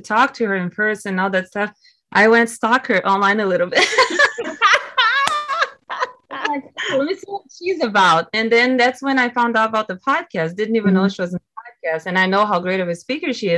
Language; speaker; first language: English; non-native, fluent; Portuguese